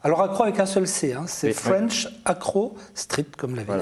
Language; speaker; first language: French; native; French